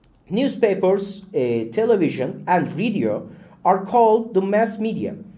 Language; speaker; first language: English; non-native, fluent; Turkish